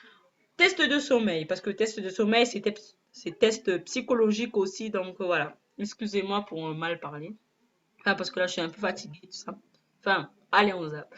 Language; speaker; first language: French; native; French